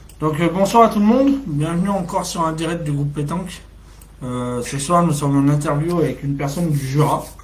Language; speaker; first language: French; native; French